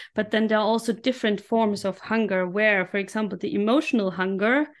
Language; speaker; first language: English; non-native, fluent; German